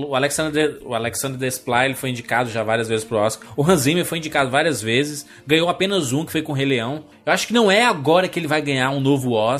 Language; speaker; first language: Portuguese; native; Portuguese